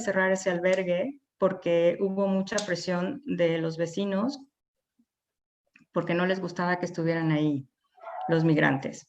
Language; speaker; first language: Spanish; native; Spanish